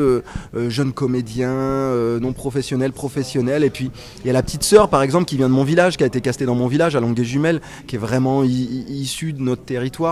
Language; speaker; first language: French; native; French